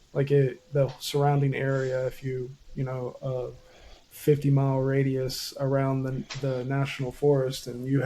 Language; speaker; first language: English; native; English